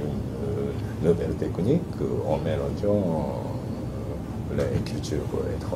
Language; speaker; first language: French; non-native, fluent; Japanese